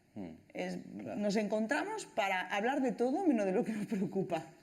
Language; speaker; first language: Spanish; non-native, local second language; Catalan